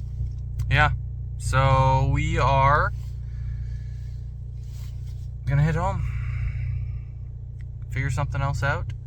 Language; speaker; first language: English; native; English